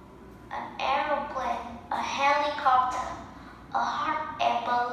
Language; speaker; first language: English; non-native, learner; Vietnamese